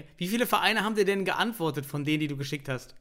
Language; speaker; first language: German; native; German